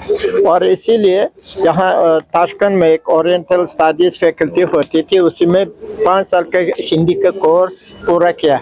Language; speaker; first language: Hindi; non-native, fluent; Uzbek